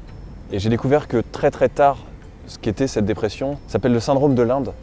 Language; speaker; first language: French; native; French